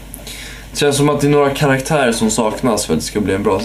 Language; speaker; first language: Swedish; native; Swedish